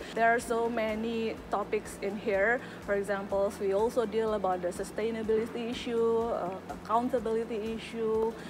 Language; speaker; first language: English; non-native, fluent; Indonesian